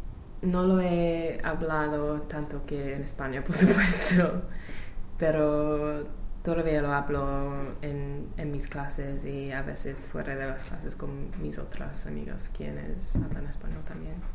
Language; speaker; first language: Spanish; non-native, learner; English